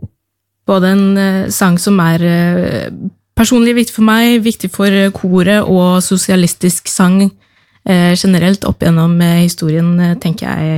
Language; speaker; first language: Norwegian; native; Norwegian